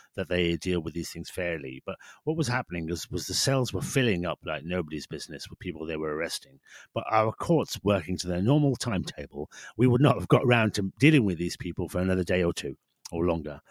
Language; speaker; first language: English; native; English